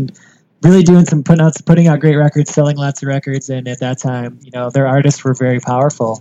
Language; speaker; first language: English; native; English